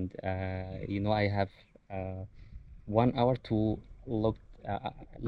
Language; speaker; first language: English; non-native, learner; Arabic